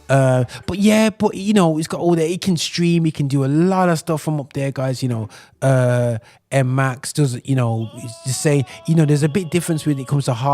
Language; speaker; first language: English; native; English